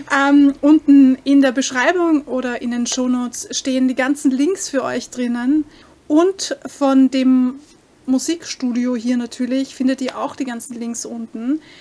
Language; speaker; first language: German; native; German